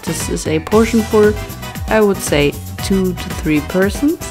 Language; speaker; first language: English; non-native, fluent; German